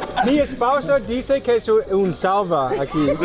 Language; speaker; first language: Spanish; non-native, learner; English